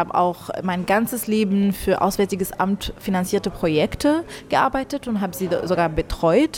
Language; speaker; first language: German; non-native, fluent; Arabic